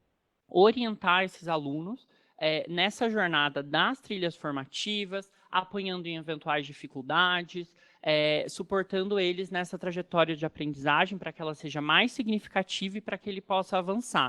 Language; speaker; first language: Portuguese; native; Portuguese